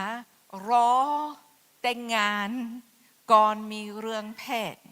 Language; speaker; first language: Thai; non-native, fluent; English